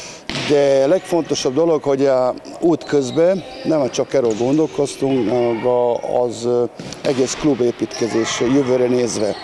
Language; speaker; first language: Hungarian; non-native, learner; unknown